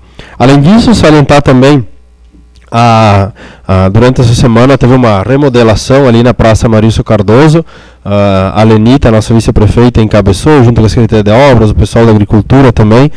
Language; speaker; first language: Portuguese; native; Portuguese